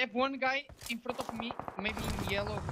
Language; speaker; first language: English; non-native, learner; Portuguese